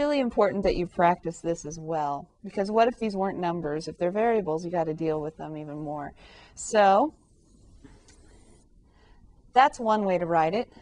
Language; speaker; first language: English; native; English